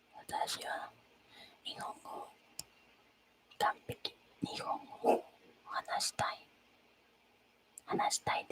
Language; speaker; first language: Japanese; non-native, learner; Spanish